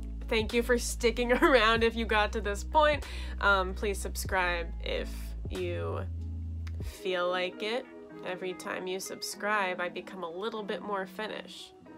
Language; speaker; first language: English; native; English